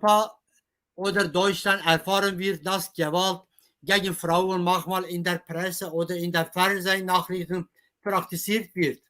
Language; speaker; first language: German; non-native, fluent; Kurdish